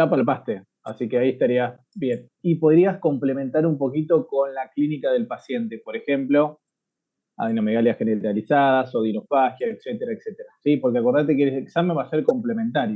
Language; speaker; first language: Spanish; native; Spanish